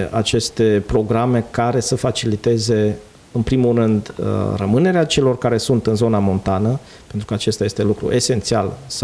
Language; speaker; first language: Romanian; native; Romanian